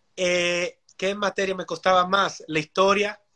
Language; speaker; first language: Spanish; early bilingual, heritage; Spanish